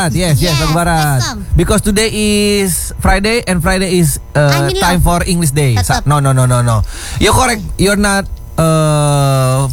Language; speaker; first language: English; non-native, learner; Indonesian